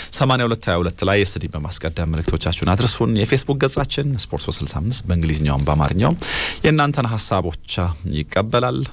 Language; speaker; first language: Amharic; native; Amharic